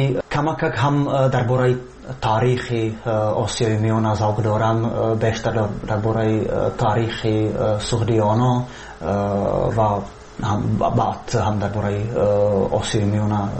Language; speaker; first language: Persian; non-native, fluent; Czech